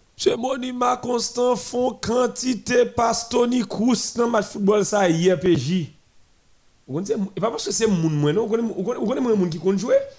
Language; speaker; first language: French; non-native, local second language; Haitian Creole